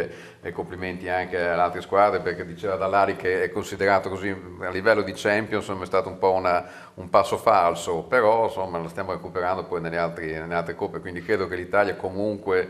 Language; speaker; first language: Italian; native; Italian